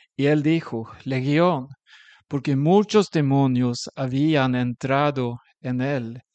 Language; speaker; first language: Spanish; non-native, fluent; Swedish